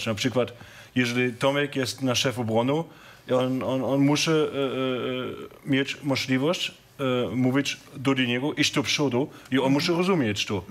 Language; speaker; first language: Polish; non-native, learner; German